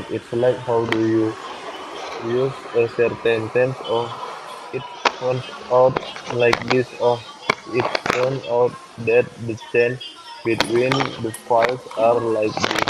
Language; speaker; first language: English; non-native, learner; Indonesian